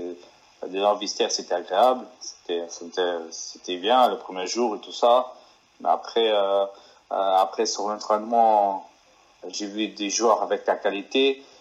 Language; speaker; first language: French; non-native, fluent; Portuguese